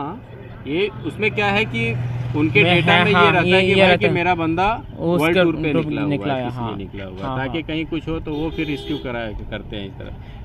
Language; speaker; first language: Hindi; native; Hindi